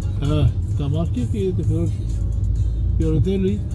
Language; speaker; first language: French; non-native, fluent; Urdu